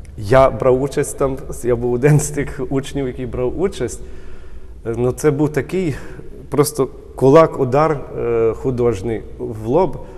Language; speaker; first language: Ukrainian; early bilingual, heritage; Ukrainian